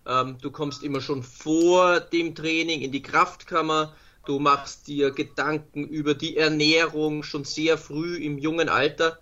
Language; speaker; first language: German; native; German